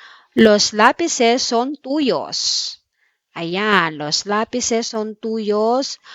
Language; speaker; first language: Spanish; non-native, fluent; Filipino